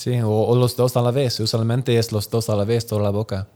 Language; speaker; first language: Spanish; non-native, learner; English